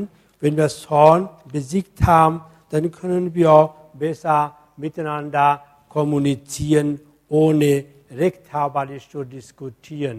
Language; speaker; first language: German; non-native, fluent; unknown